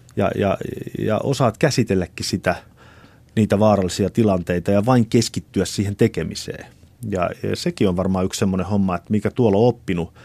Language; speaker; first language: Finnish; native; Finnish